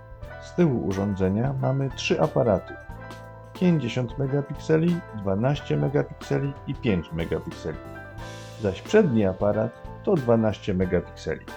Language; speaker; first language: Polish; native; Polish